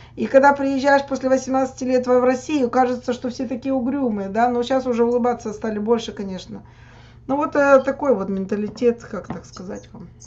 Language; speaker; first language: Russian; native; Russian